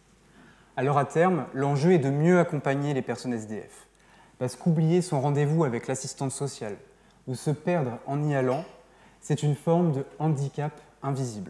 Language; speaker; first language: French; native; French